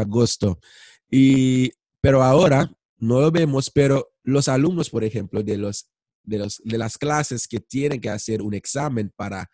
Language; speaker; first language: Spanish; non-native, fluent; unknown